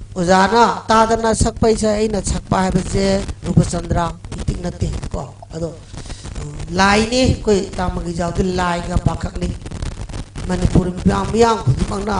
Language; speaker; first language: Manipuri; native; Manipuri